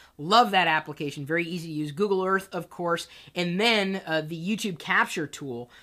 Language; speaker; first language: English; native; English